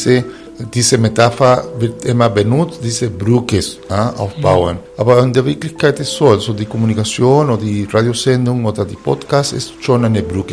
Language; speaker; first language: German; non-native, fluent; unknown